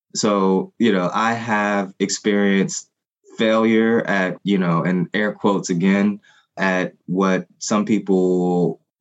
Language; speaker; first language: English; non-native, fluent; Haitian Creole